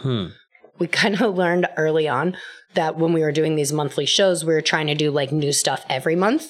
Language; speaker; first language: English; native; English